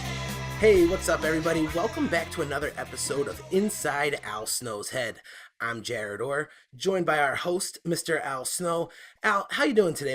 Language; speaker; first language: English; native; English